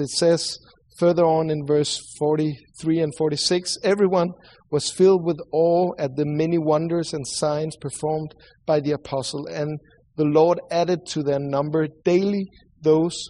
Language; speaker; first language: English; non-native, fluent; Swedish